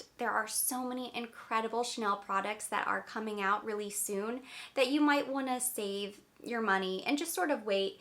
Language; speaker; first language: English; native; English